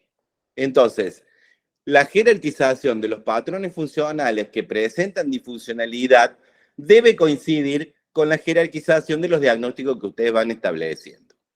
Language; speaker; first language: Spanish; native; Spanish